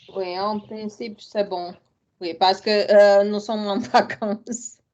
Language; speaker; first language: French; non-native, fluent; Romanian